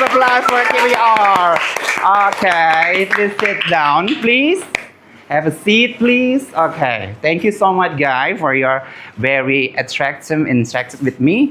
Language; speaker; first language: English; non-native, learner; Indonesian